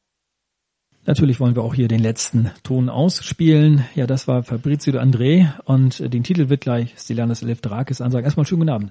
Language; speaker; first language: German; native; German